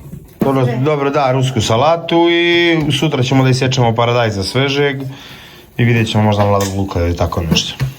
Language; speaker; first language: Croatian; native; Croatian